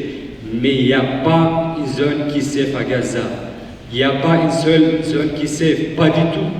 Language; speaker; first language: French; non-native, fluent; Arabic